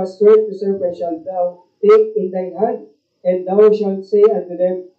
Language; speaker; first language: English; non-native, local second language; Filipino